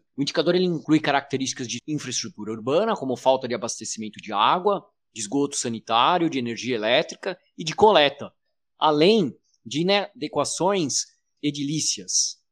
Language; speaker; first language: Portuguese; native; Portuguese